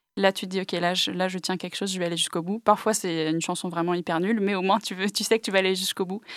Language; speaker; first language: French; early bilingual, other home language; English